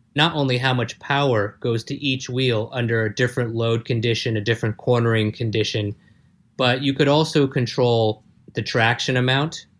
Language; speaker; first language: English; native; English